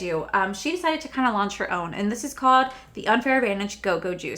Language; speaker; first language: English; native; English